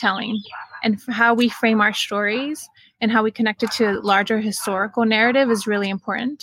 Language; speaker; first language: English; native; English